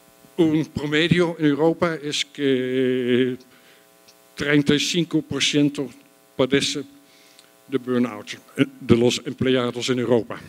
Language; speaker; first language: Spanish; non-native, fluent; Dutch